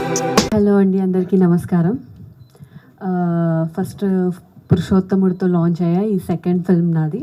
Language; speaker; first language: Telugu; non-native, local second language; Hindi